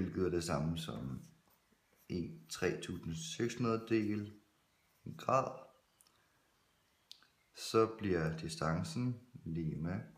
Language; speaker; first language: Danish; native; Danish